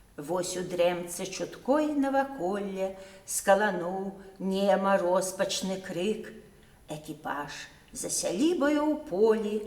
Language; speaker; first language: Belarusian; native; Belarusian